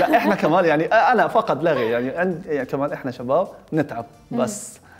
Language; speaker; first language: Arabic; non-native, fluent; Korean